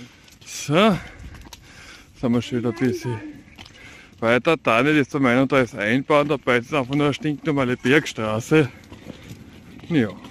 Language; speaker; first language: German; native; German